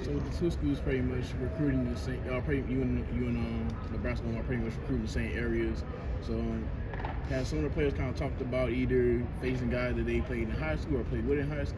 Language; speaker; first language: English; native; English